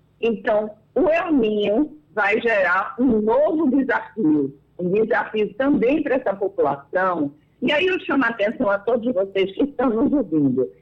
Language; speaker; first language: Portuguese; early bilingual, other home language; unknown